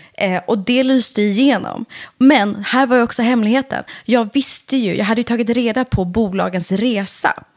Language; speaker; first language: Swedish; early bilingual, other home language; Persian